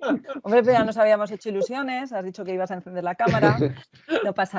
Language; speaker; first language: Spanish; native; Spanish